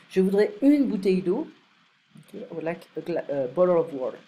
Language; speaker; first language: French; non-native, fluent; English